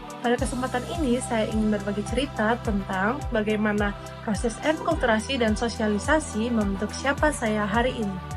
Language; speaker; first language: Indonesian; native; Indonesian